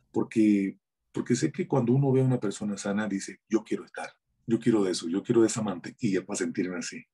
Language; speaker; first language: Spanish; native; Spanish